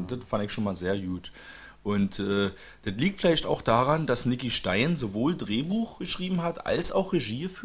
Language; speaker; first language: German; native; German